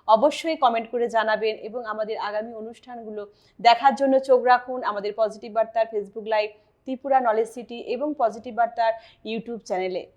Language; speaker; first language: Bangla; native; Bangla